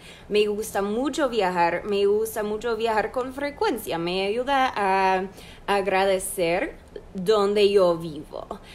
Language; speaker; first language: Spanish; non-native, fluent; English